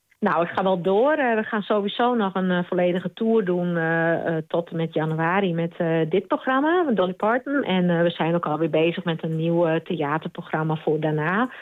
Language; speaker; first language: Dutch; non-native, local second language; Western Frisian